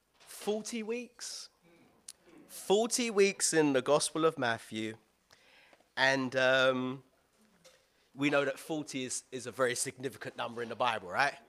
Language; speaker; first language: English; native; English